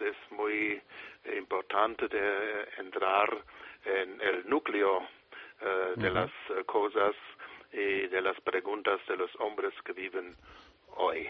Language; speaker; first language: Spanish; non-native, fluent; German